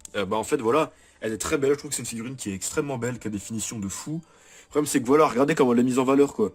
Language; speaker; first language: French; native; French